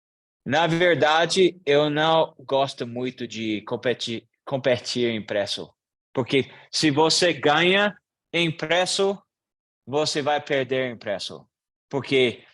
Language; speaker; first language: Portuguese; non-native, learner; English